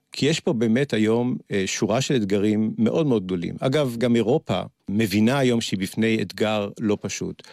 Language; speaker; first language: Hebrew; early bilingual, other home language; French